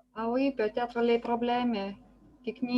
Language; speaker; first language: French; non-native, fluent; Lithuanian